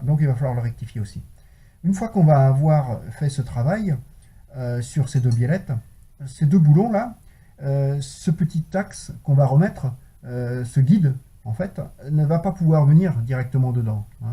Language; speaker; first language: French; native; French